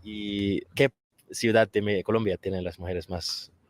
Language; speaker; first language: Spanish; non-native, learner; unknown